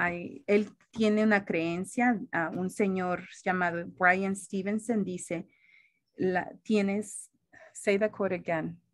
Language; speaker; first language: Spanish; early bilingual, heritage; Spanish